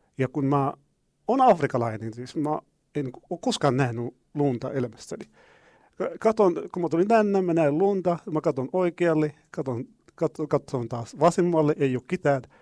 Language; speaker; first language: Finnish; non-native, fluent; Arabic